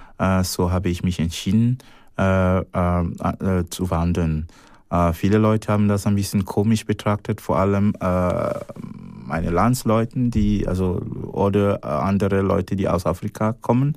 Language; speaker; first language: German; non-native, fluent; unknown